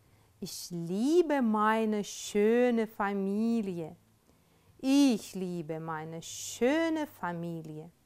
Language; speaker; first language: German; non-native, fluent; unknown